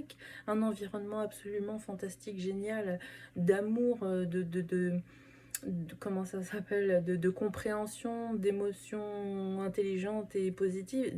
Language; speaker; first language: French; native; French